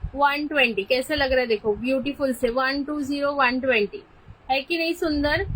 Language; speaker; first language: Hindi; non-native, local second language; Marathi